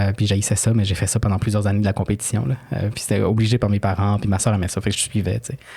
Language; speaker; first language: French; early bilingual, other home language; Spanish